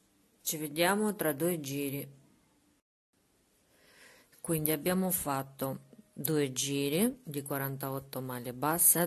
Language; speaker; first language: Italian; non-native, learner; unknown